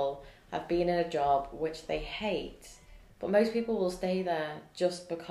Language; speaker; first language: English; native; English